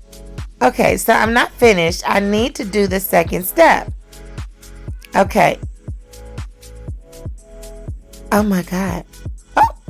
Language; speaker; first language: English; native; English